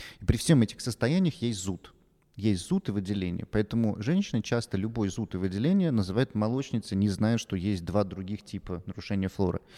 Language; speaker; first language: Russian; native; Russian